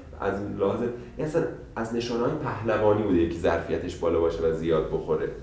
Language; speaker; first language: Persian; native; Persian